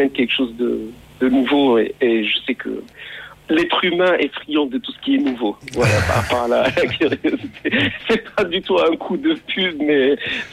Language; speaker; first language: French; non-native, local second language; Arabic